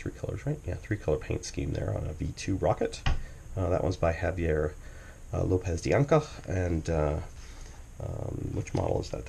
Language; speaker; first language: English; native; English